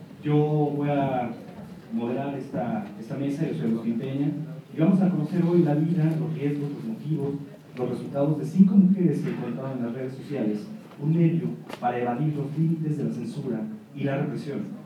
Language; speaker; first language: Spanish; native; Spanish